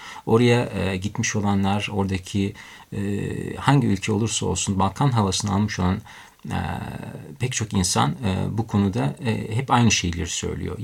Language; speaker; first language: Turkish; native; Turkish